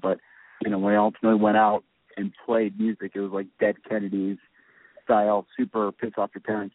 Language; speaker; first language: English; native; English